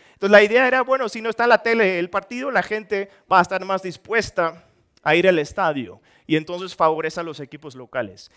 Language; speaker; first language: Spanish; non-native, fluent; Dutch